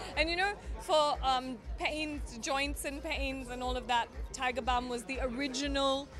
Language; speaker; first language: English; native; English